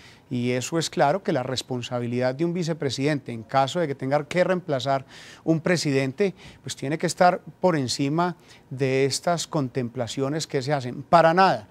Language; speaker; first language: Spanish; native; Spanish